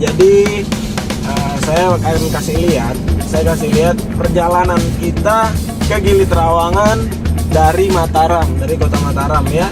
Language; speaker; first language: Indonesian; native; Indonesian